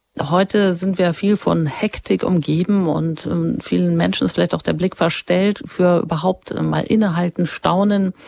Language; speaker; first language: German; native; German